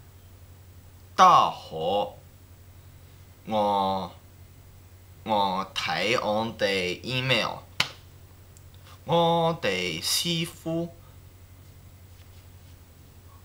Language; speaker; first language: Cantonese; non-native, learner; English